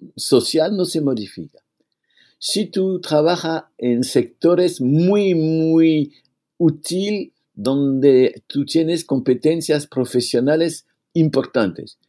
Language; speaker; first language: Spanish; non-native, fluent; French